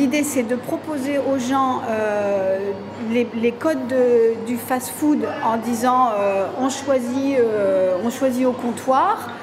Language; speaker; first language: French; native; French